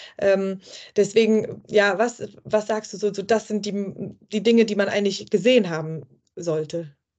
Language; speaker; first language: German; native; German